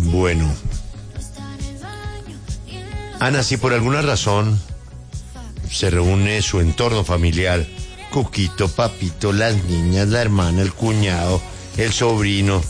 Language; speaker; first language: Spanish; native; Spanish